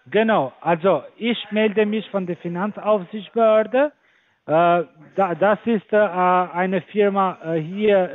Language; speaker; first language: German; non-native, fluent; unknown